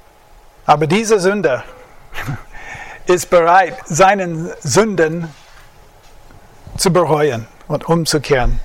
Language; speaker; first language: German; non-native, fluent; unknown